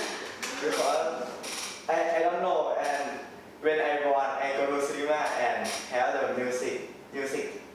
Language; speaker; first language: English; non-native, learner; Thai